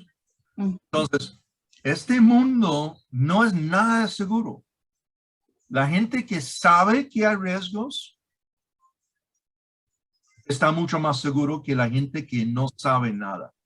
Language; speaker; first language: Spanish; non-native, fluent; English